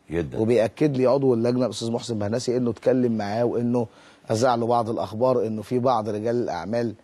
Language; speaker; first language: Arabic; native; Arabic